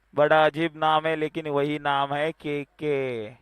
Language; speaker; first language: Hindi; non-native, local second language; Marathi